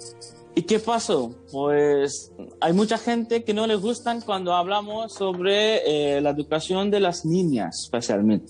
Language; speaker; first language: Spanish; non-native, fluent; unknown